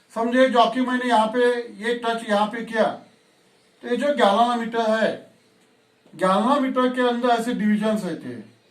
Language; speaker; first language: Hindi; non-native, local second language; Marathi